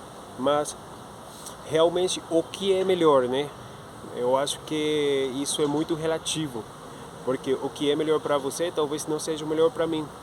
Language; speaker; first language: Portuguese; non-native, fluent; Spanish